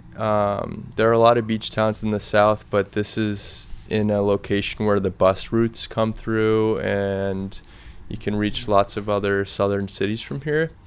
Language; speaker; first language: English; native; English